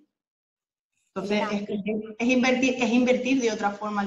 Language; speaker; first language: Spanish; native; Spanish